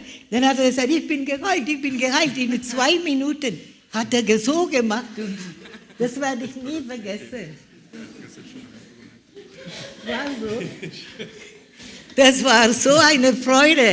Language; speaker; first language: German; non-native, learner; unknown